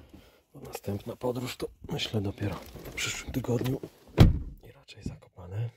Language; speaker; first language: Polish; native; Polish